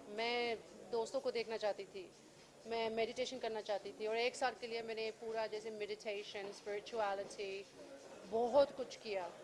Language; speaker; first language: Hindi; early bilingual, heritage; English